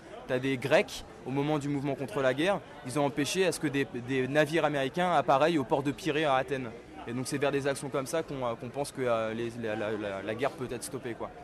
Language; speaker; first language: French; native; French